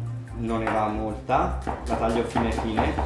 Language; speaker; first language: Italian; native; Italian